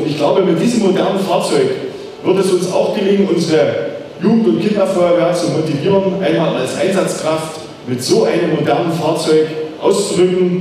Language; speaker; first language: German; native; German